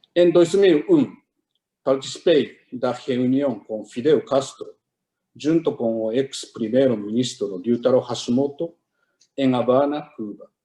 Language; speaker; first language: Portuguese; non-native, fluent; Japanese